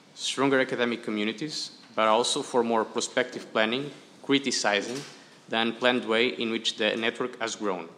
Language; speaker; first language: English; non-native, fluent; Portuguese